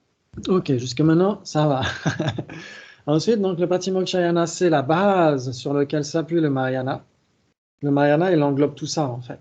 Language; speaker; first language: French; native; French